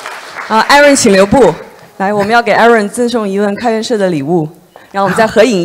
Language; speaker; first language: Chinese; native; Chinese